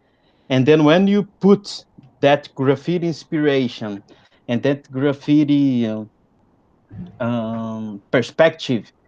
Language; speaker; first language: English; non-native, fluent; Portuguese